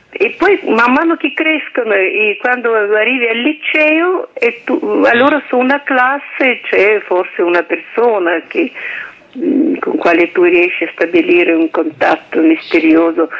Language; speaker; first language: Italian; non-native, fluent; Russian